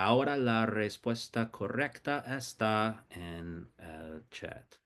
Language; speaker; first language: Spanish; non-native, fluent; English